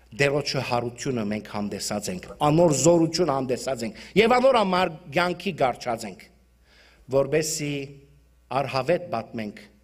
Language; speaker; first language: Armenian; early bilingual, heritage; Armenian